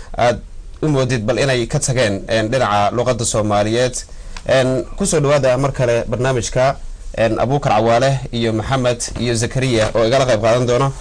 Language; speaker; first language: Somali; early bilingual, heritage; Somali